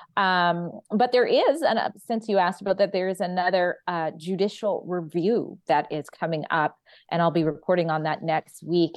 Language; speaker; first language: English; native; English